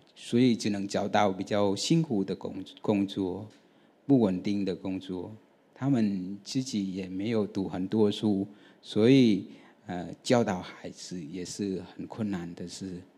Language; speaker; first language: Chinese; non-native, fluent; Vietnamese